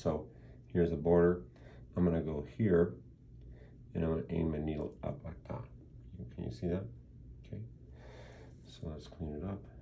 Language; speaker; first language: English; early bilingual, other home language; Spanish